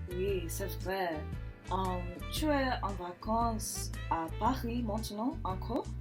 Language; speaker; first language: French; non-native, learner; English